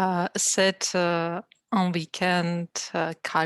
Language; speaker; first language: French; non-native, learner; Russian